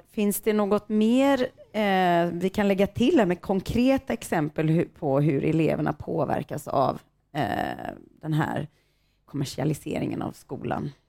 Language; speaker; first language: Swedish; native; Swedish